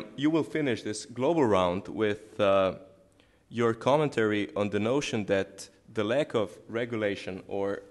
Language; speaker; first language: English; non-native, fluent; Slovenian